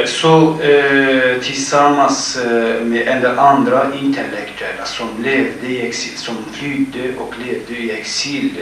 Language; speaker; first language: Swedish; non-native, fluent; Kurdish